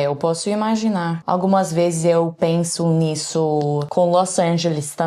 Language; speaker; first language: Portuguese; non-native, learner; English